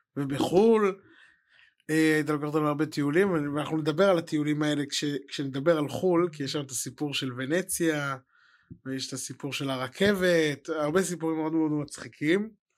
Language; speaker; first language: Hebrew; native; Hebrew